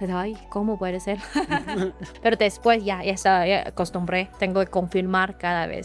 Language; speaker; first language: Spanish; non-native, learner; Chinese